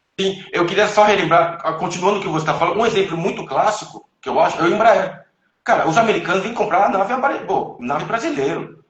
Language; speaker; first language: Portuguese; non-native, fluent; Chinese